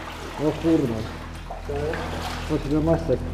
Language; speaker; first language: Polish; native; Polish